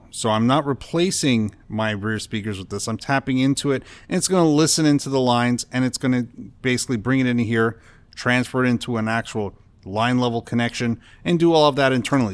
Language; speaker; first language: English; native; English